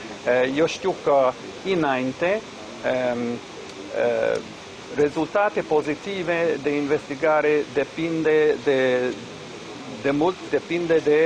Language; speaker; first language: Romanian; non-native, learner; English